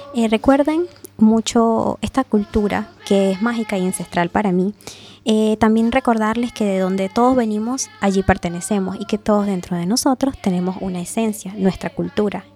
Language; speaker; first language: Spanish; non-native, local second language; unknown